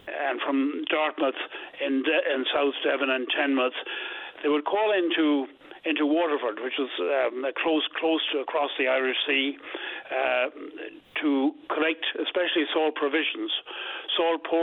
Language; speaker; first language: English; native; English